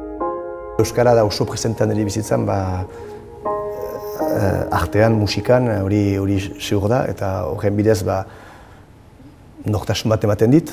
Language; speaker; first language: Basque; non-native, local second language; French